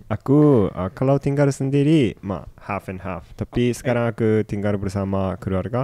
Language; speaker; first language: Indonesian; non-native, fluent; Japanese